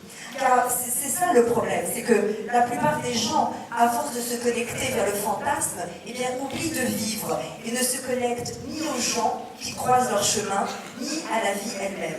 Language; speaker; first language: French; native; French